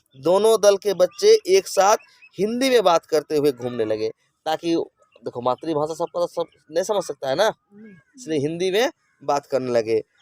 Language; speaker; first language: Hindi; native; Hindi